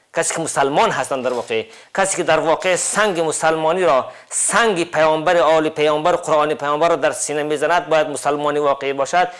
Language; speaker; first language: Persian; native; Persian